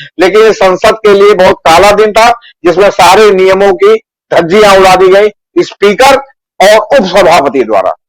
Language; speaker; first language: Hindi; native; Hindi